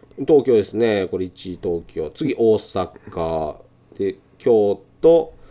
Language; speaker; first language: Japanese; native; Japanese